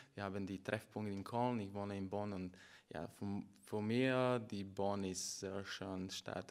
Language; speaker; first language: German; non-native, learner; Slovak